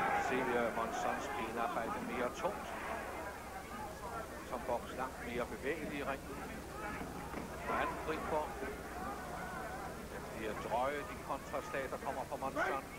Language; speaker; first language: Danish; native; Danish